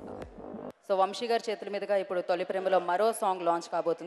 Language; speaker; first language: Telugu; native; Telugu